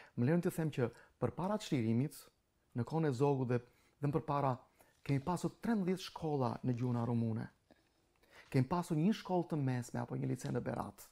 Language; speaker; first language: Albanian; non-native, local second language; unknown